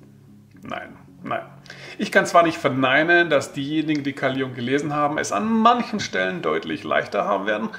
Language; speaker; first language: German; native; German